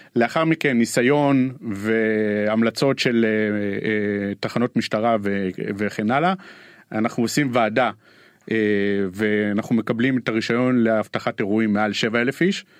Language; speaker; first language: Hebrew; native; Hebrew